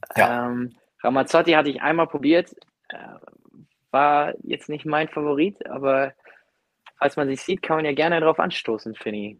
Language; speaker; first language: German; native; German